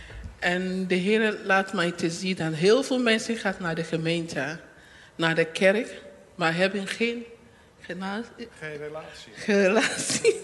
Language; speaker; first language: Dutch; non-native, learner; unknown